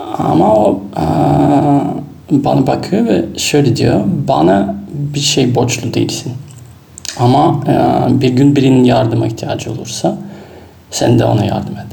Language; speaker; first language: Turkish; non-native, fluent; Russian